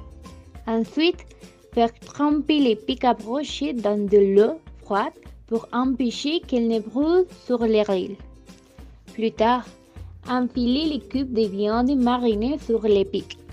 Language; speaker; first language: French; non-native, learner; Spanish